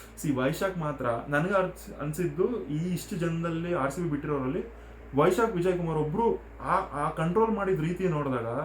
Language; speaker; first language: Kannada; non-native, local second language; Telugu